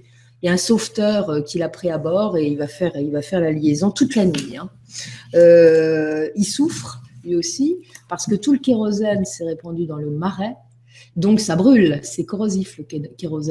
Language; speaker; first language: French; native; French